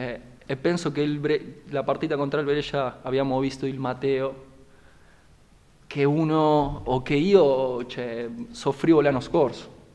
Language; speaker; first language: Italian; non-native, fluent; Spanish